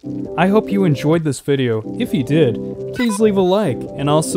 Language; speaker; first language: English; native; English